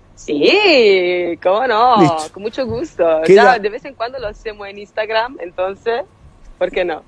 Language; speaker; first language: Spanish; non-native, fluent; Italian